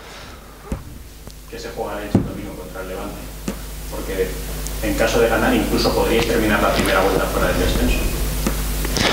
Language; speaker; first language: Spanish; native; Spanish